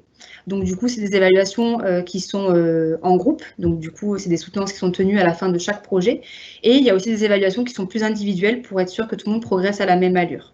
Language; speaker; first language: French; native; French